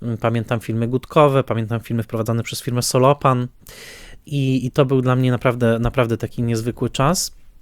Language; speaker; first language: Polish; native; Polish